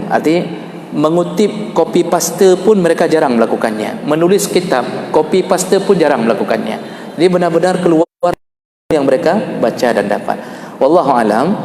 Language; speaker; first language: Malay; non-native, local second language; Achinese